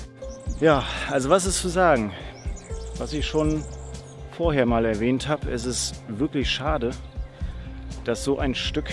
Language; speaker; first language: German; native; German